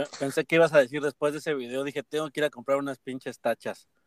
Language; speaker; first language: Spanish; native; Spanish